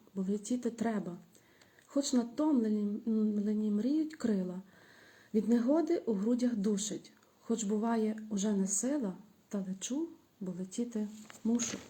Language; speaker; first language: Ukrainian; native; Ukrainian